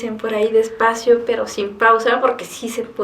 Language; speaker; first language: Spanish; native; Spanish